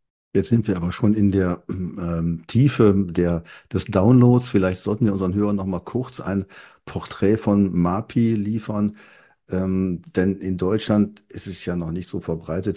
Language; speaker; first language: German; native; German